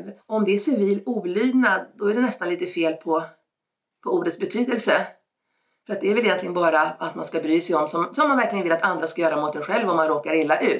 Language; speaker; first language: Swedish; native; Swedish